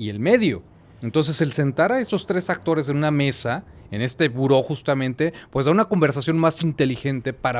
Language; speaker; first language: Spanish; native; Spanish